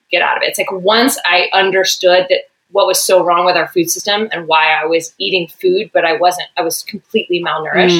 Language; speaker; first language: English; native; English